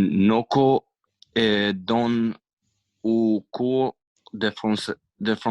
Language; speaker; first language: French; non-native, learner; Albanian